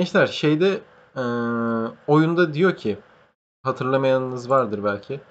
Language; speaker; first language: Turkish; native; Turkish